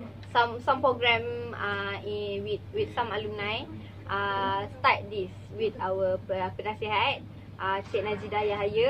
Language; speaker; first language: English; non-native, learner; Malay